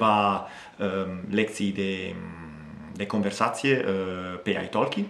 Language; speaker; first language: Romanian; non-native, fluent; Italian